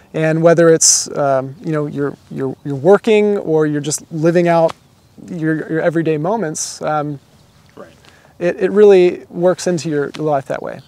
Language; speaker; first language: English; native; English